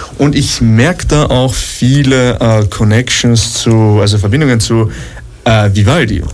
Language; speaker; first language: German; native; German